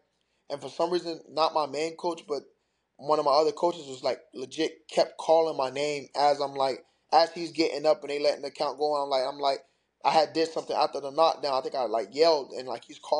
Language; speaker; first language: English; native; English